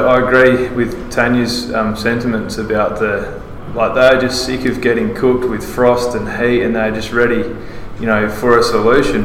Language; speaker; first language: English; native; English